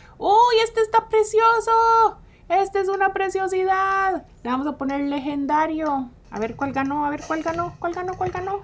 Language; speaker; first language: Spanish; early bilingual, heritage; Spanish